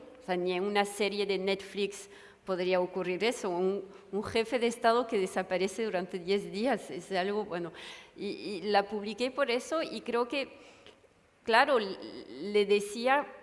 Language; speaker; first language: Spanish; non-native, fluent; French